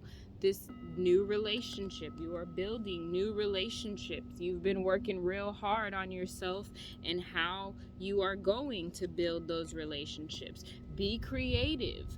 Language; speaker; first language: English; native; English